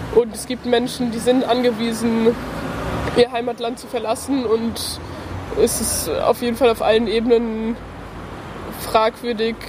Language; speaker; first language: German; native; German